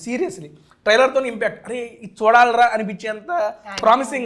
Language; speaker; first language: Telugu; native; Telugu